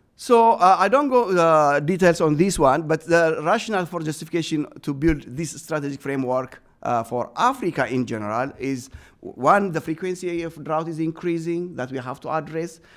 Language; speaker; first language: English; non-native, fluent; Amharic